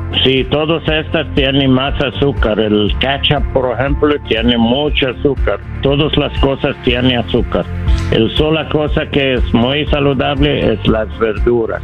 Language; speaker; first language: Spanish; non-native, learner; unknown